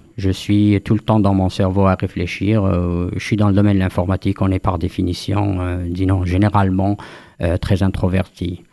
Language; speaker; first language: French; non-native, local second language; Kabyle